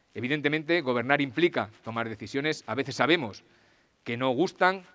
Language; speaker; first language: Spanish; native; Spanish